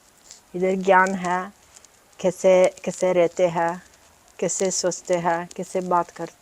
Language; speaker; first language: Hindi; non-native, learner; Italian